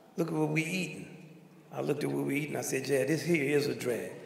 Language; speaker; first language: English; native; English